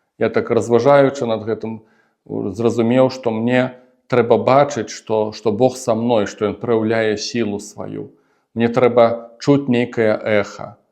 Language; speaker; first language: Belarusian; non-native, local second language; Russian